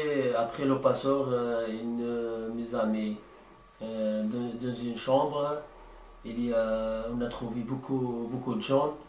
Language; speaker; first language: French; non-native, learner; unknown